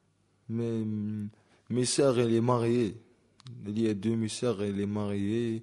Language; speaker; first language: French; non-native, learner; Arabic